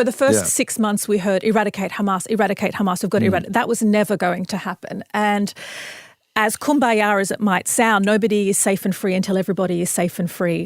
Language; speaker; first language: English; native; English